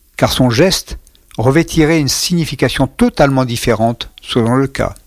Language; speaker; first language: French; native; French